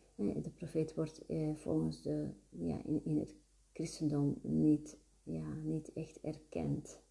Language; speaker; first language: Dutch; early bilingual, other home language; Arabic